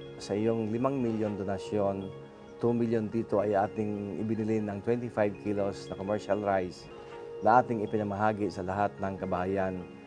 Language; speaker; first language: Filipino; non-native, local second language; Bikol